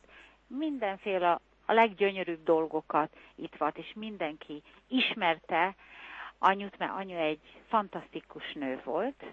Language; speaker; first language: Hungarian; early bilingual, heritage; Hungarian